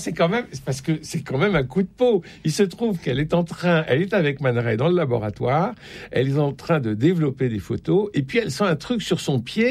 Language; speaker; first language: French; native; French